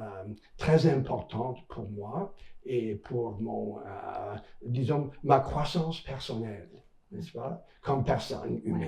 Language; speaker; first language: French; non-native, local second language; English